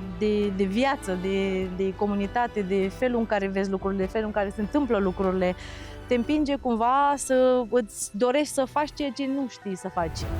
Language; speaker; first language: Romanian; native; Romanian